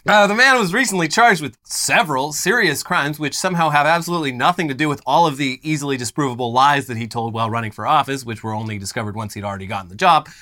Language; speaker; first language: English; native; English